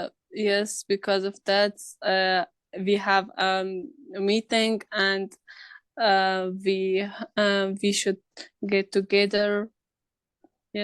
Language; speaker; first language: English; non-native, learner; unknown